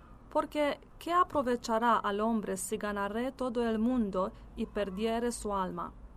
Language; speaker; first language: Spanish; non-native, learner; Italian